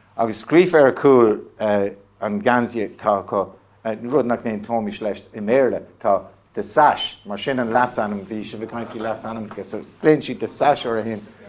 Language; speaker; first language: Irish; non-native, local second language; English